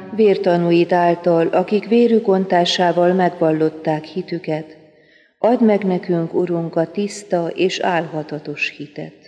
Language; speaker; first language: Hungarian; native; Hungarian